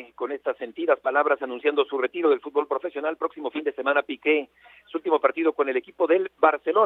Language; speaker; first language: Spanish; native; Spanish